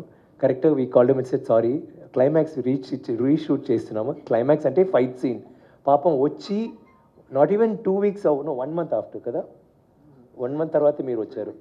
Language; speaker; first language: Telugu; non-native, learner; Tamil